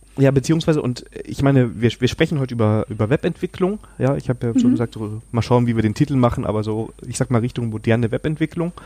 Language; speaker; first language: German; native; German